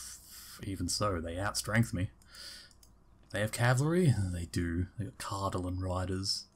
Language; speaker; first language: English; native; English